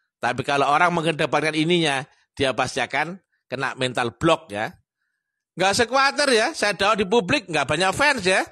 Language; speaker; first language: Indonesian; non-native, local second language; Javanese